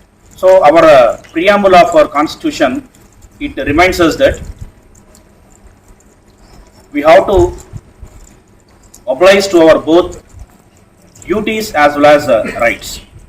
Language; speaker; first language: English; non-native, local second language; Telugu